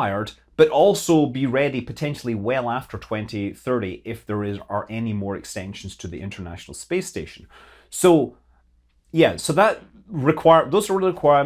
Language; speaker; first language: English; native; English